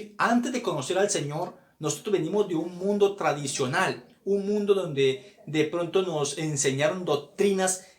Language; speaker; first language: Spanish; native; Spanish